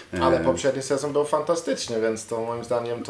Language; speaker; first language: Polish; non-native, learner; English